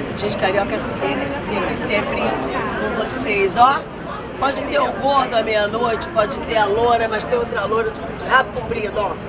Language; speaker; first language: Portuguese; native; Portuguese